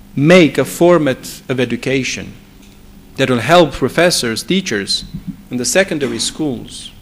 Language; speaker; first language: English; non-native, fluent; Romanian